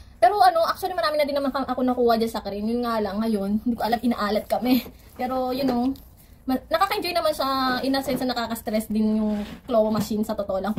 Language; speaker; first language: Filipino; native; Filipino